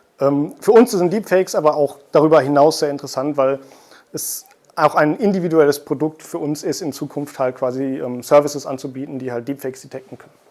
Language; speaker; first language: German; native; German